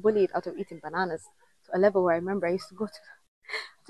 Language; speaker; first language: English; non-native, fluent; Somali